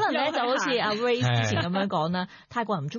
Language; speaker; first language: Cantonese; native; Cantonese